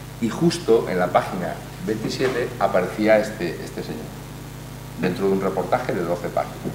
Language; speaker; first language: Spanish; native; Spanish